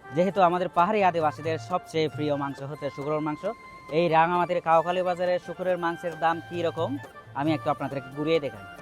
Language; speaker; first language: Bangla; non-native, local second language; Chakma